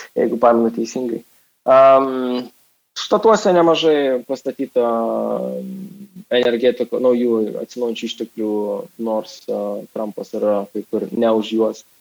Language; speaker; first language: Lithuanian; non-native, local second language; Russian